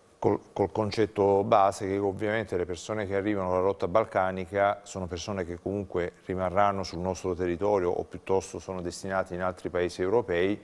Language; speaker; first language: Italian; native; Italian